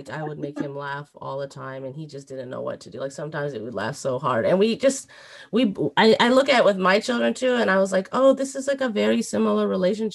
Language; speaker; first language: English; native; English